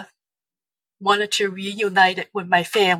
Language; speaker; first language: English; non-native, fluent; Chinese